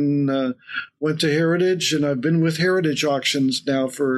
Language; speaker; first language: English; native; English